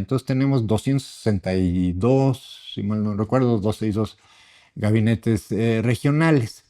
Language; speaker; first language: Spanish; native; Spanish